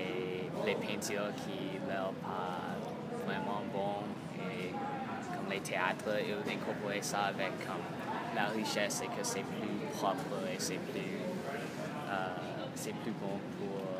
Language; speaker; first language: French; non-native, learner; English